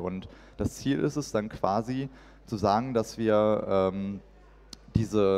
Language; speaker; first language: German; native; German